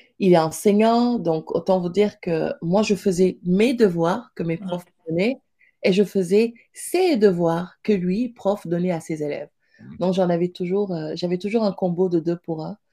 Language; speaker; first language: French; non-native, local second language; Wolof